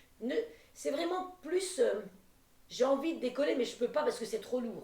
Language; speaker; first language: French; native; French